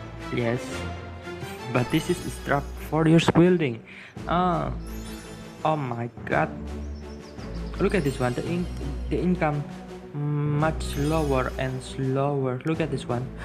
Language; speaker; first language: English; non-native, learner; Indonesian